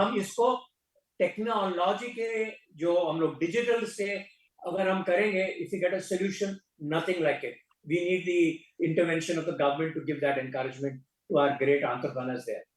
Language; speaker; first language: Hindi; non-native, local second language; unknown